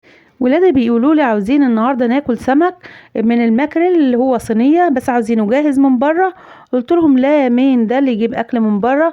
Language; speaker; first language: Arabic; native; Arabic